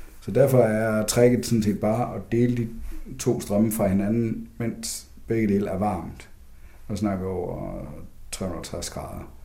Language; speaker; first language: Danish; native; Danish